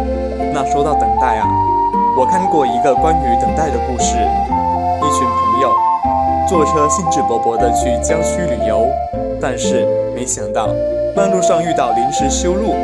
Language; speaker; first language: Chinese; native; Chinese